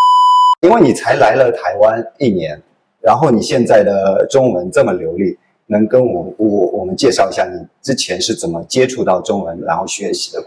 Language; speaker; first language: Chinese; early bilingual, heritage; Chinese